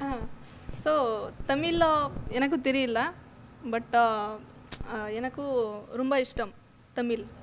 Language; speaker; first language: Tamil; non-native, learner; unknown